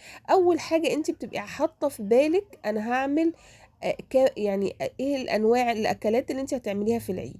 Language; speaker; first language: Arabic; native; Arabic